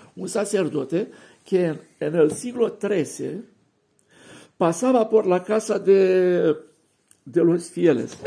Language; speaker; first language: Spanish; non-native, fluent; Romanian